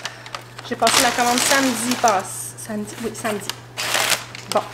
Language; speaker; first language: French; native; French